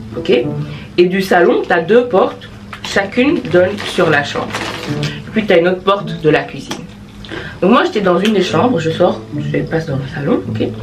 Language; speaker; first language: French; early bilingual, other home language; Fula